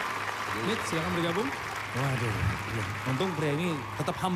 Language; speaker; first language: Indonesian; native; Indonesian